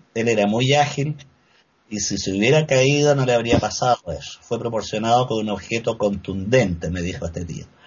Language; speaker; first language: Spanish; native; Spanish